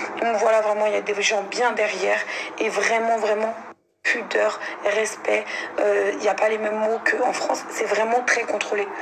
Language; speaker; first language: French; native; French